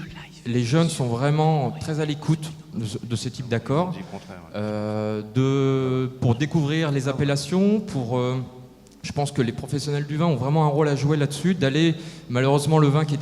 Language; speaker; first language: French; native; French